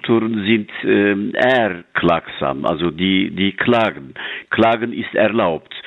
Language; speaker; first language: German; non-native, fluent; Turkish